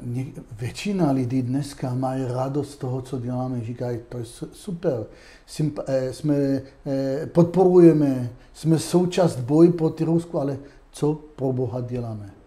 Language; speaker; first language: Czech; non-native, fluent; Hebrew